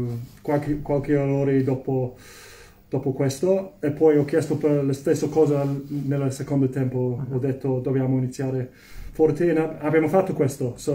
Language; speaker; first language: Italian; non-native, fluent; Spanish